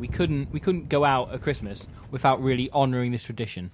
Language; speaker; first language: English; native; English